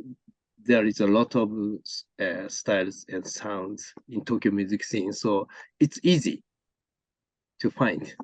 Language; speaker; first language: English; non-native, learner; Japanese